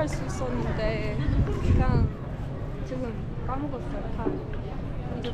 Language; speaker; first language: Korean; non-native, learner; Persian